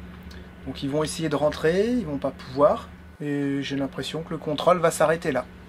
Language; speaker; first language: French; native; French